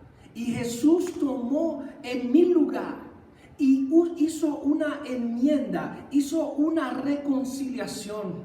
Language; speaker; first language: Spanish; native; Spanish